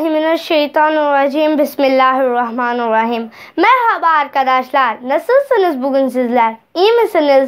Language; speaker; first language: Turkish; non-native, fluent; Urdu